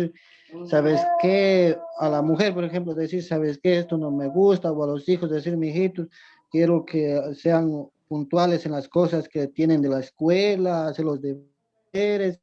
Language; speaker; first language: Spanish; native; Spanish